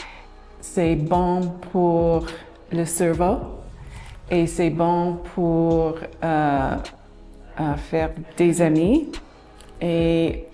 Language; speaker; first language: French; non-native, learner; English